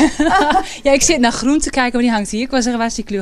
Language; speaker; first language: Dutch; native; Dutch